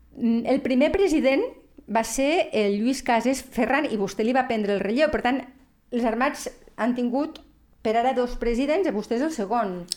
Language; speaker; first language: Catalan; native; Catalan